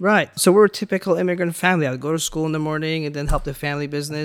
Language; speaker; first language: English; early bilingual, other home language; Persian